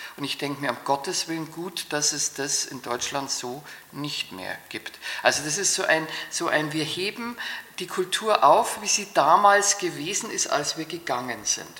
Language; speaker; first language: German; native; German